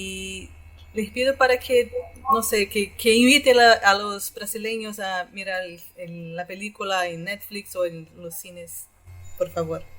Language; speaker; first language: Spanish; non-native, fluent; Portuguese